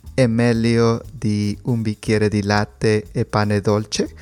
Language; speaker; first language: Italian; non-native, learner; Spanish